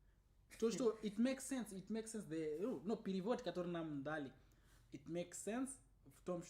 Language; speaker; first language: Russian; non-native, learner; English